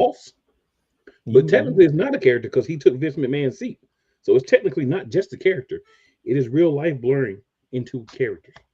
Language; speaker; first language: English; native; English